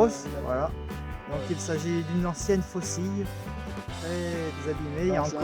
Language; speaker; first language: French; native; French